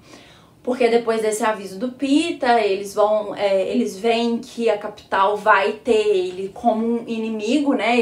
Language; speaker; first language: Portuguese; native; Portuguese